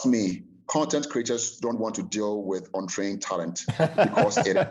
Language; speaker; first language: English; non-native, local second language; Akan